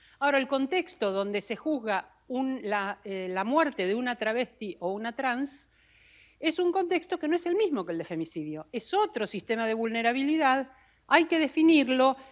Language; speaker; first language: Spanish; native; Spanish